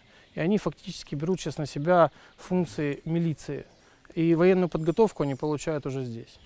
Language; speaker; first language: Russian; native; Russian